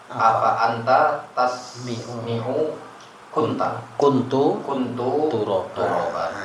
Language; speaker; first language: Arabic; non-native, learner; Indonesian